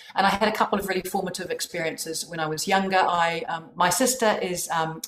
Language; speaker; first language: English; native; English